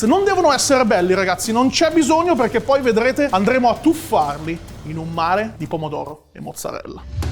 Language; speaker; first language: Italian; native; Italian